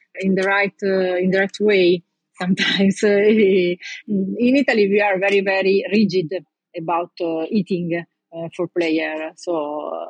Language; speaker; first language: English; non-native, learner; Italian